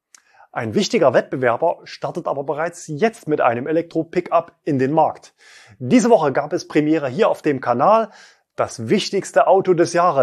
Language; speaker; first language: German; native; German